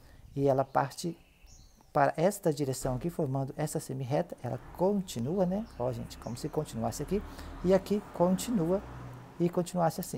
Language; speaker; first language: Portuguese; native; Portuguese